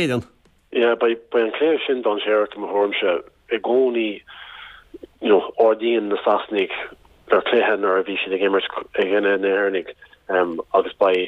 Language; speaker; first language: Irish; non-native, local second language; English